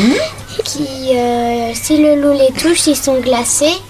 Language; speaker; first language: French; native; French